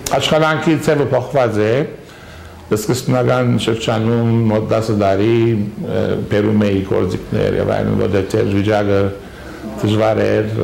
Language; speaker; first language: Armenian; early bilingual, heritage; Armenian